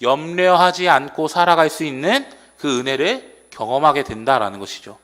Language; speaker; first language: Korean; native; Korean